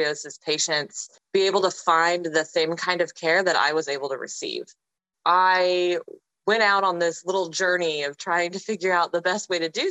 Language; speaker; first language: English; native; English